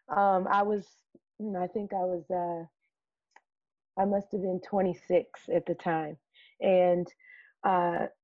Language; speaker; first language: English; native; English